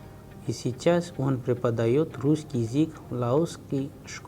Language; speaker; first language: Russian; non-native, fluent; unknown